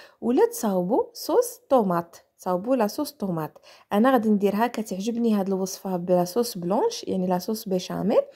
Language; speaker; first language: Arabic; native; Arabic